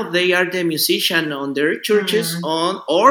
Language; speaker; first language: English; non-native, learner; Spanish